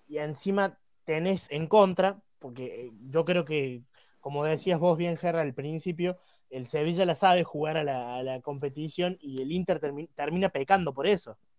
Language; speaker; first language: Spanish; native; Spanish